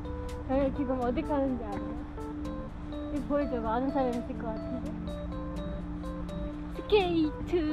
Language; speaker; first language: Korean; non-native, fluent; Turkish